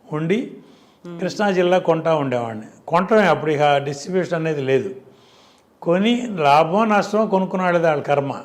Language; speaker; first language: Telugu; native; Telugu